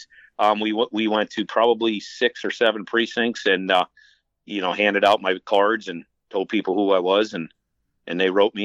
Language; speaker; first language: English; native; English